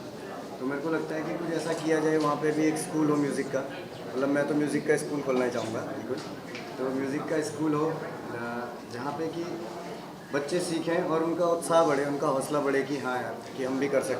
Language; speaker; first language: Hindi; native; Hindi